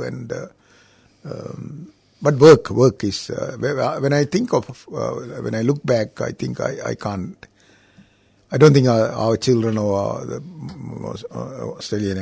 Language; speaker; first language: English; non-native, local second language; Tamil